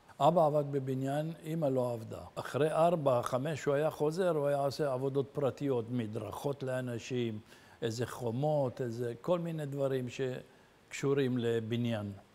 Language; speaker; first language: Hebrew; early bilingual, other home language; Arabic